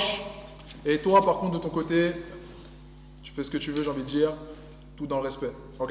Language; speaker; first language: French; native; French